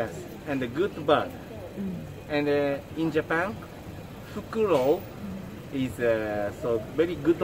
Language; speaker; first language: English; non-native, learner; Japanese